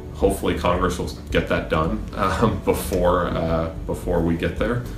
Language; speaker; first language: English; native; English